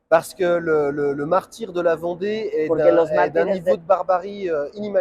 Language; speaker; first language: French; native; French